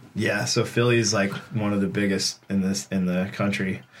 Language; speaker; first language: English; native; English